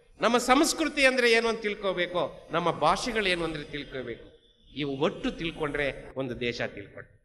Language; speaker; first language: Kannada; non-native, local second language; Telugu